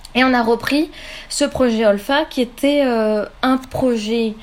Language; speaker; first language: French; native; French